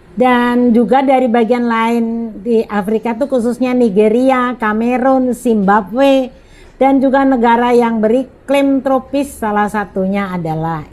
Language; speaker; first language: Indonesian; native; Indonesian